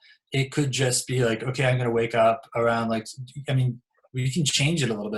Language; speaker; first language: English; native; English